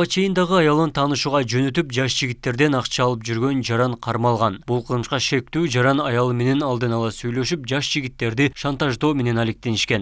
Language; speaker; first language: Kyrgyz; native; Kyrgyz